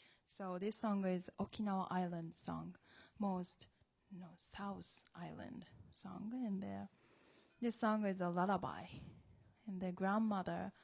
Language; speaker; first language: English; non-native, learner; Japanese